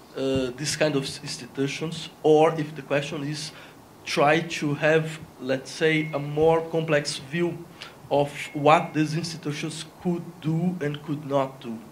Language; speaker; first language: English; non-native, fluent; Spanish